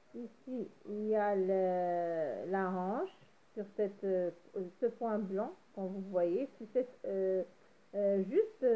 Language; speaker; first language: French; non-native, local second language; Arabic